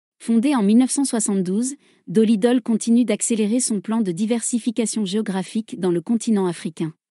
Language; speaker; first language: French; non-native, local second language; Arabic